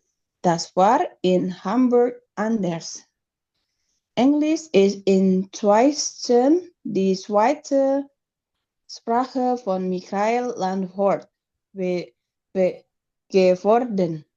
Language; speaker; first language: German; non-native, learner; Indonesian